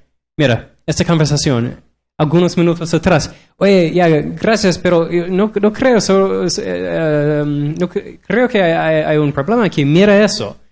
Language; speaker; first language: Spanish; non-native, learner; English